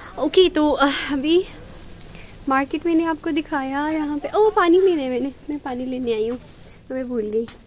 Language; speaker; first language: Urdu; non-native, local second language; Khowar